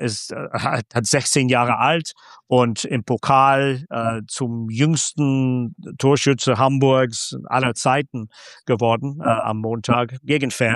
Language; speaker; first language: German; non-native, fluent; English